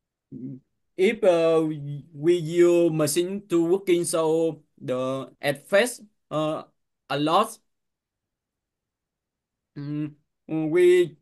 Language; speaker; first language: English; non-native, learner; Vietnamese